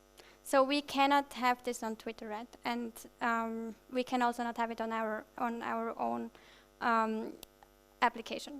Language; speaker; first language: English; non-native, fluent; German